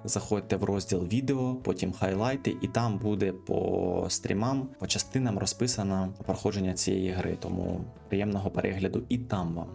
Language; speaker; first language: Ukrainian; native; Ukrainian